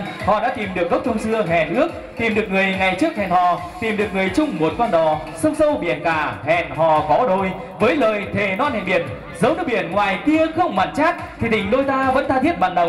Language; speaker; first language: Vietnamese; native; Vietnamese